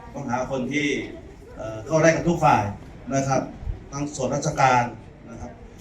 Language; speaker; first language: Thai; native; Thai